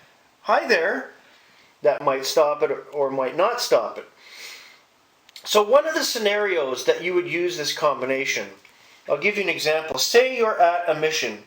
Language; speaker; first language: English; native; English